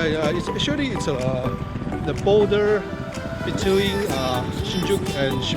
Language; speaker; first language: English; non-native, fluent; Chinese